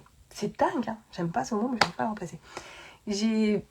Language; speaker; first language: French; native; French